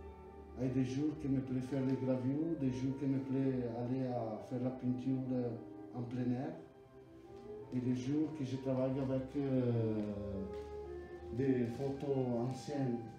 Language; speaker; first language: French; non-native, learner; Italian